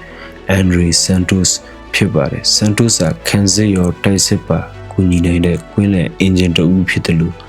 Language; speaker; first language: Burmese; native; Burmese